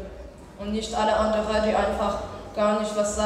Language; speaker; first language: German; non-native, fluent; French